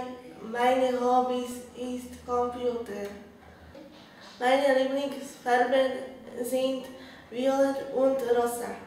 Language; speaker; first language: German; non-native, learner; Slovak